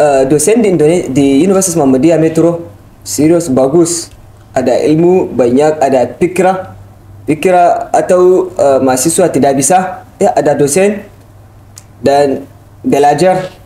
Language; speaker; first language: Indonesian; non-native, learner; Hausa